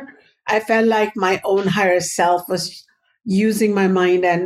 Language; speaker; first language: English; non-native, local second language; Hindi